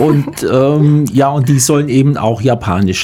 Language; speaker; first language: German; native; German